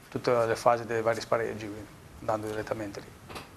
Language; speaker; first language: Italian; native; Italian